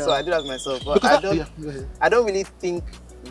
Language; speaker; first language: English; non-native, local second language; Yoruba